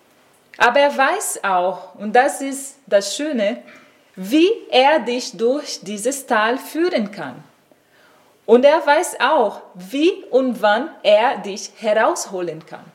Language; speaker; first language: German; non-native, fluent; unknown